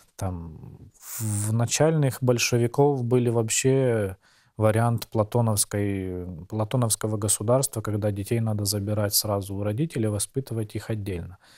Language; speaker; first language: Russian; native; Russian